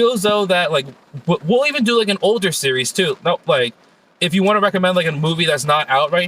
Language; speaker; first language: English; native; English